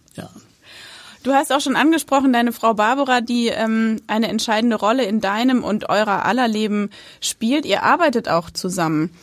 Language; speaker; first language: German; native; German